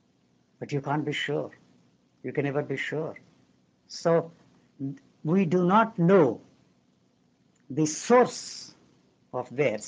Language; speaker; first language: English; non-native, local second language; Telugu